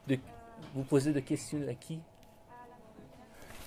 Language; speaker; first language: French; non-native, learner; Persian